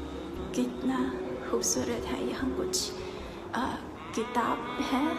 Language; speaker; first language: Hindi; non-native, fluent; Chinese